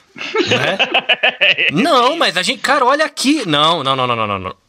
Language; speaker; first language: Portuguese; native; Portuguese